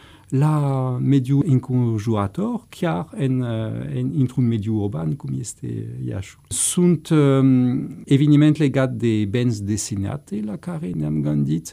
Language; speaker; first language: Romanian; non-native, fluent; French